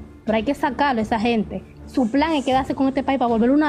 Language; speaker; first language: Spanish; native; Spanish